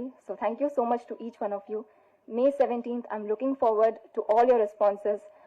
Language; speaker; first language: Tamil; non-native, fluent; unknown